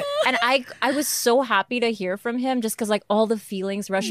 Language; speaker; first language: English; non-native, local second language; Filipino